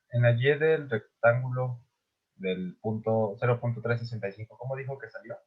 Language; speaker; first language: Spanish; native; Spanish